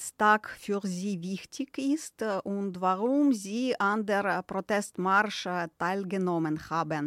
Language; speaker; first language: German; non-native, fluent; Ukrainian